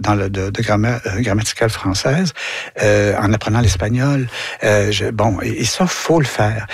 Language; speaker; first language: French; native; French